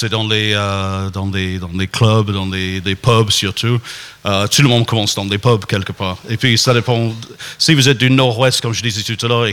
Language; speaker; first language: French; non-native, fluent; English